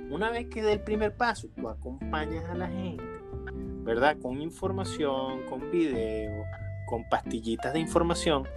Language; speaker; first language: Spanish; native; Spanish